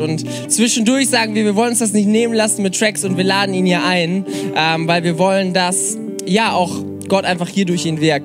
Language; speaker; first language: German; native; German